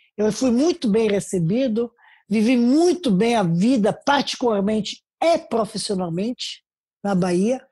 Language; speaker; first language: Portuguese; non-native, fluent; Serbian